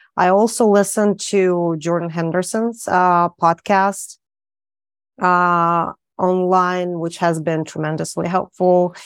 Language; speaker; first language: English; non-native, fluent; Russian